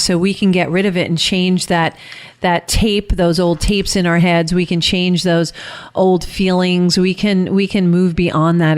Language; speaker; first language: English; native; English